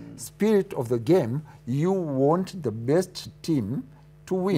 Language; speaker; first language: English; non-native, local second language; Swahili